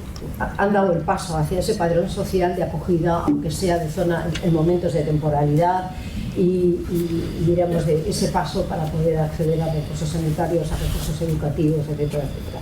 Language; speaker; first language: Spanish; native; Spanish